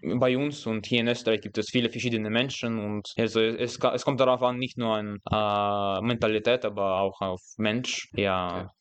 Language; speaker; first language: German; non-native, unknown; Russian